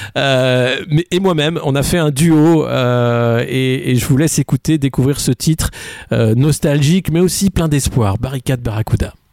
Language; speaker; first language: French; native; French